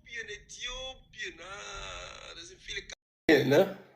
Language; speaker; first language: German; native; German